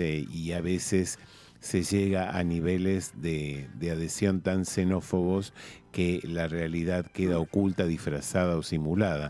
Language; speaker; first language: Spanish; native; Spanish